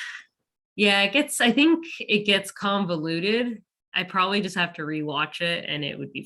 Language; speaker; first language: English; native; English